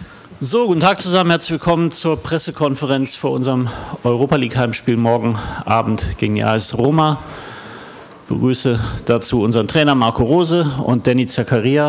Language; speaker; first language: German; native; German